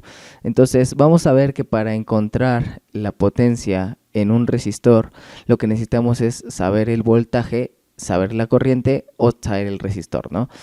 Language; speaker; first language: Spanish; native; Spanish